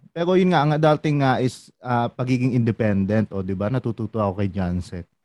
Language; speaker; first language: Filipino; native; Filipino